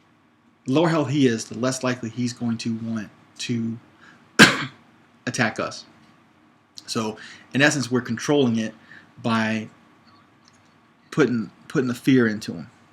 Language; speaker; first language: English; native; English